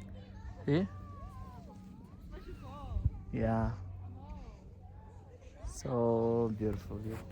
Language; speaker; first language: English; non-native, learner; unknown